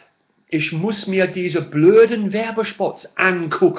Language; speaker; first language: German; non-native, fluent; English